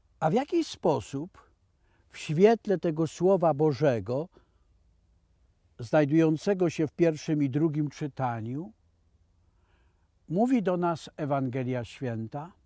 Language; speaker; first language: Polish; native; Polish